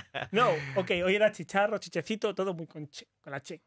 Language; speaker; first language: Spanish; native; Spanish